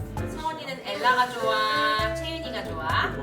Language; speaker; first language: Korean; native; Korean